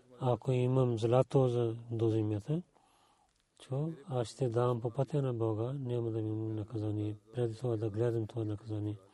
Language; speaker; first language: Bulgarian; non-native, learner; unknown